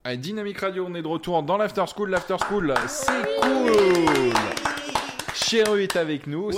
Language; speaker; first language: French; native; French